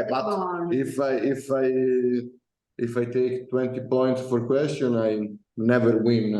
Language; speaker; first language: English; non-native, learner; Italian